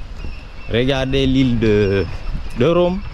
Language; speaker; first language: French; non-native, local second language; Susu